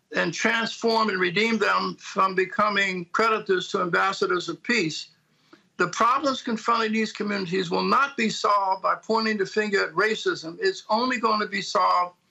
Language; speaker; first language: English; native; English